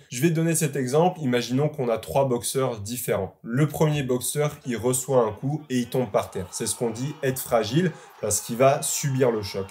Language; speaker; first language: French; native; French